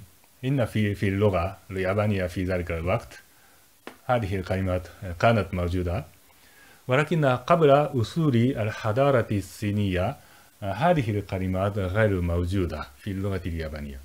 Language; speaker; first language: Arabic; non-native, fluent; Japanese